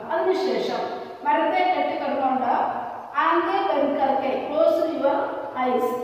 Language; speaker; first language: Hindi; non-native, local second language; Malayalam